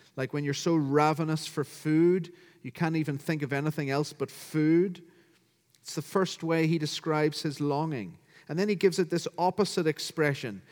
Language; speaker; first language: English; native; English